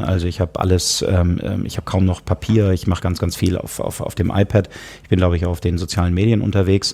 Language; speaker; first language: German; native; German